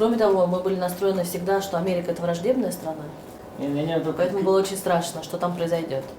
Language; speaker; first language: Russian; native; Russian